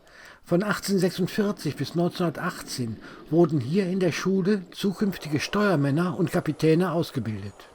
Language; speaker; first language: German; native; German